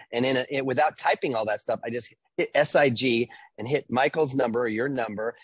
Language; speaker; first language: English; native; English